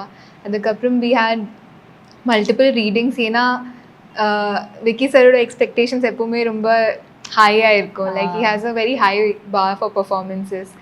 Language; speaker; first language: Tamil; non-native, fluent; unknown